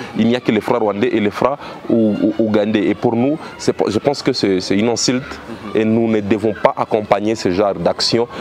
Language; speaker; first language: French; non-native, local second language; Swahili